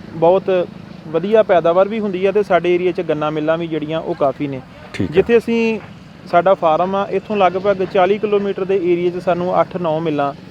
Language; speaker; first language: Punjabi; native; Punjabi